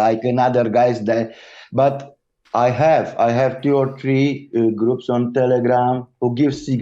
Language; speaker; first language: English; non-native, learner; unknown